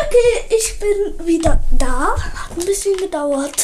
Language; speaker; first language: German; native; German